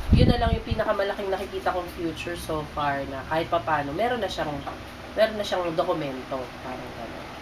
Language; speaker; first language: Filipino; native; Filipino